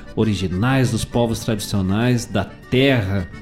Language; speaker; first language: Portuguese; native; Portuguese